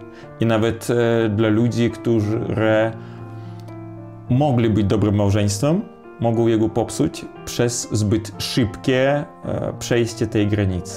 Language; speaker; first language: Polish; non-native, fluent; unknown